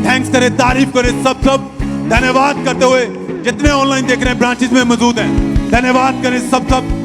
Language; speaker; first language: Hindi; native; Hindi